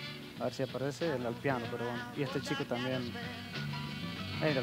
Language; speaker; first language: Spanish; native; Spanish